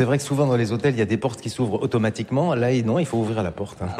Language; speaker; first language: French; native; French